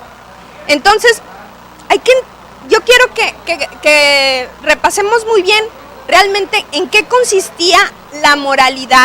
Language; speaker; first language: Spanish; native; Spanish